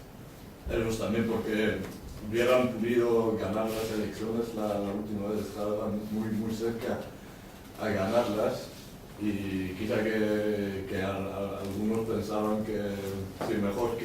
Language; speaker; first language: Spanish; non-native, learner; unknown